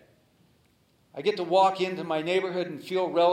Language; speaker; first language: English; native; English